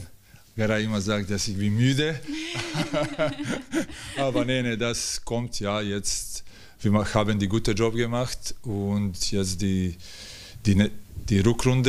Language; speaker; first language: German; non-native, learner; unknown